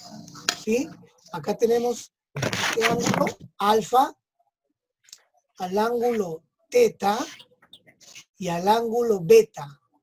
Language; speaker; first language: Spanish; native; Spanish